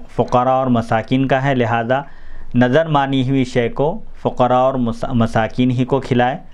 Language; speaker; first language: Urdu; native; Urdu